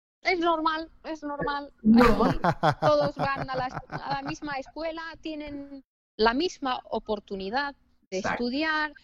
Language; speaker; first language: Spanish; non-native, fluent; Finnish